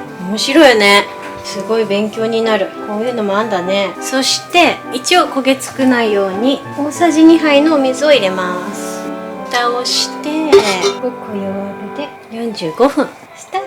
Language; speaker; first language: Japanese; native; Japanese